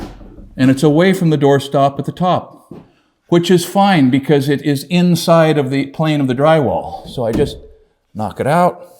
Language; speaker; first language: English; native; English